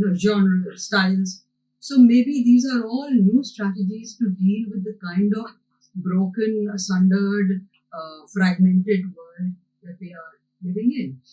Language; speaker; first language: English; non-native, local second language; Hindi